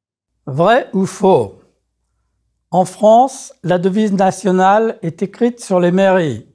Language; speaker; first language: French; native; French